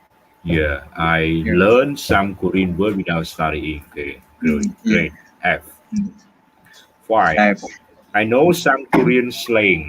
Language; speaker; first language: English; non-native, fluent; Khmer